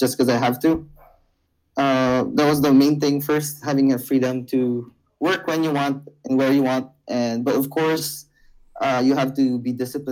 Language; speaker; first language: English; non-native, local second language; Hiligaynon